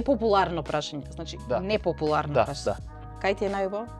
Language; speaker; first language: Macedonian; native; Macedonian